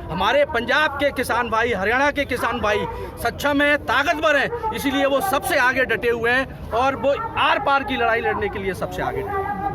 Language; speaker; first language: Hindi; native; Hindi